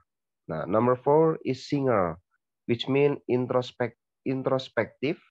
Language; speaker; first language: English; non-native, learner; Indonesian